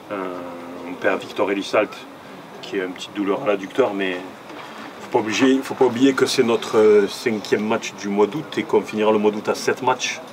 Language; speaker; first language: French; native; French